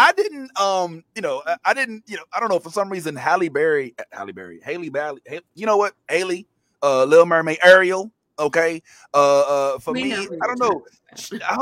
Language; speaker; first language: English; native; English